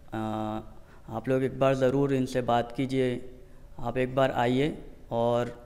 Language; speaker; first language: Hindi; non-native, local second language; Urdu